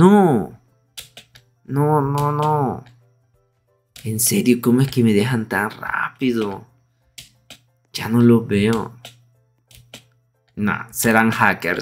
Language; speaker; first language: Spanish; native; Spanish